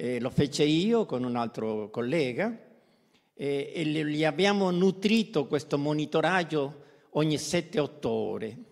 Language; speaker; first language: Italian; non-native, fluent; Spanish